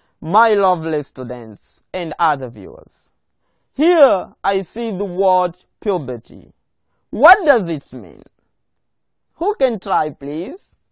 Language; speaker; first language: English; non-native, local second language; Swahili